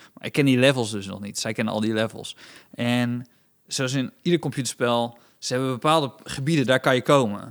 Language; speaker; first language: Dutch; native; Dutch